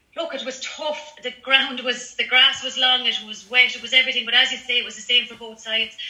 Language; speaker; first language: English; native; English